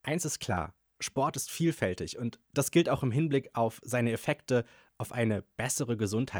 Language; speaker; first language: German; native; German